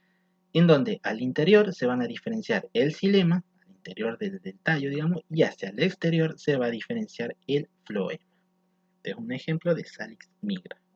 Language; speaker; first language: Spanish; native; Spanish